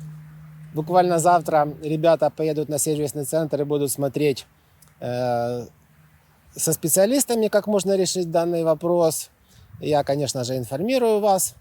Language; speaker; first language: Russian; native; Russian